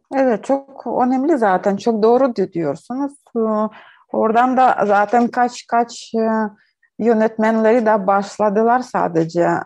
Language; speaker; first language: Turkish; non-native, learner; Ukrainian